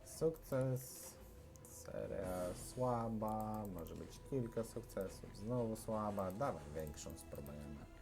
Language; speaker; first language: Polish; non-native, learner; Russian